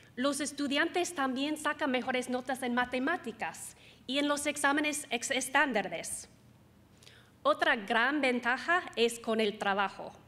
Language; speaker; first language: Spanish; non-native, fluent; English